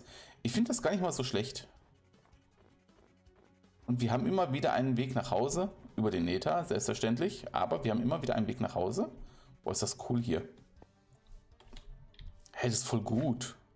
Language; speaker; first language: German; native; German